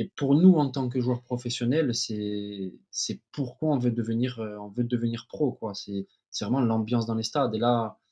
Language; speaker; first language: French; native; French